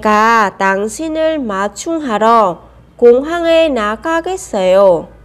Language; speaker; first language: Korean; non-native, fluent; Vietnamese